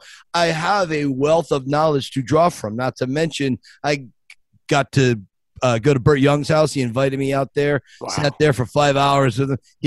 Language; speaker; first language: English; native; English